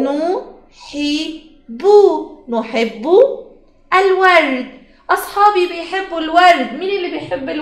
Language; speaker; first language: Arabic; native; Arabic